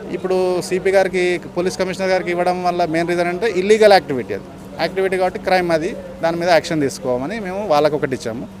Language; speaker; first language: Telugu; native; Telugu